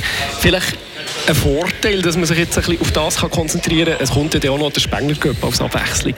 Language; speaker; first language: German; native; German